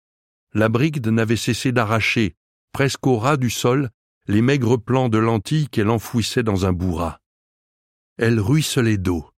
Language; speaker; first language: French; native; French